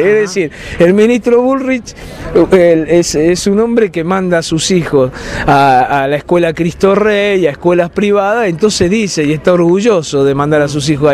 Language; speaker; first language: Spanish; native; Spanish